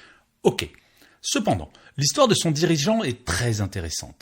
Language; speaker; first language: French; native; French